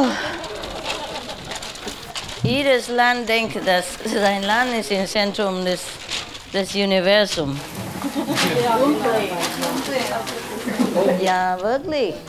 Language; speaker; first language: German; non-native, learner; Vietnamese